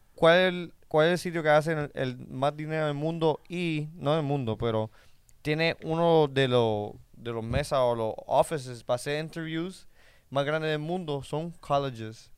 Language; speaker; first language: Spanish; early bilingual, heritage; Spanish